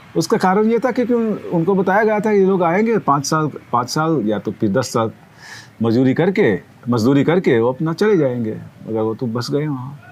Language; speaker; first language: Hindi; early bilingual, heritage; Hindi